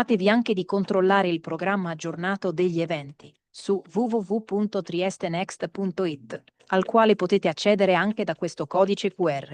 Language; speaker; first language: Italian; native; Italian